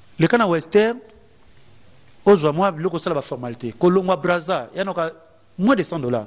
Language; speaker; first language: Lingala; native; Lingala